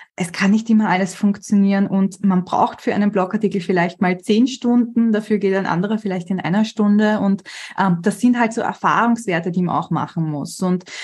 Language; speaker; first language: German; native; German